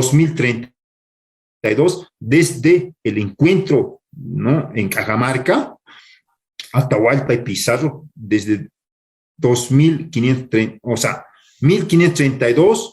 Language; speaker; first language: Spanish; non-native, local second language; Aymara